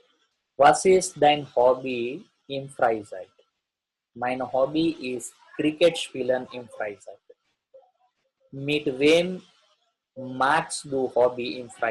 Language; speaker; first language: German; non-native, learner; Gujarati